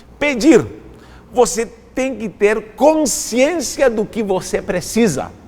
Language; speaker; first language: Portuguese; non-native, fluent; Spanish